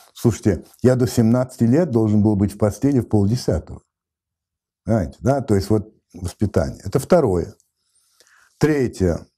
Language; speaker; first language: Russian; non-native, fluent; French